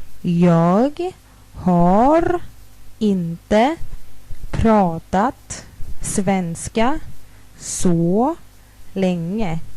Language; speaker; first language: Swedish; non-native, fluent; Thai